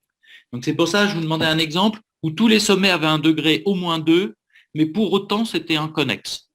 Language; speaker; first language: French; native; French